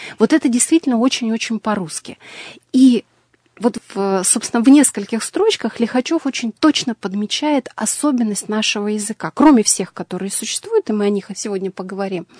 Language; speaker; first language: Russian; native; Russian